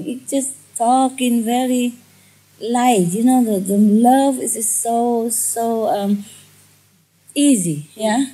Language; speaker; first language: English; non-native, fluent; Vietnamese